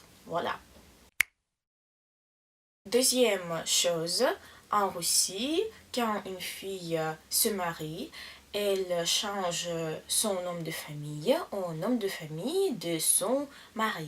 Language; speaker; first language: French; non-native, learner; Russian